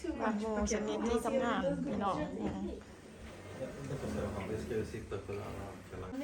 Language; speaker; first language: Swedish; non-native, learner; Thai